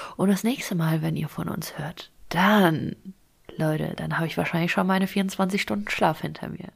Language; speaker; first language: German; early bilingual, other home language; Russian